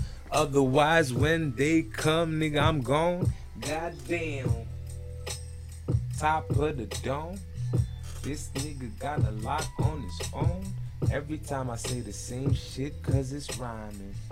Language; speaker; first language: English; early bilingual, other home language; Arabic